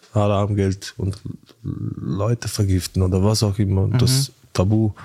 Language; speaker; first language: German; early bilingual, other home language; Turkish